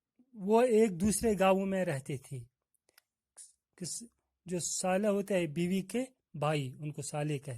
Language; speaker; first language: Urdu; non-native, local second language; Kashmiri